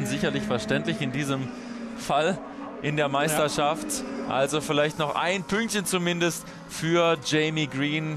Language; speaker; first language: German; native; German